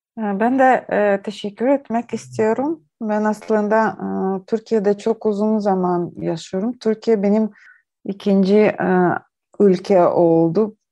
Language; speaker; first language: Turkish; non-native, learner; Ukrainian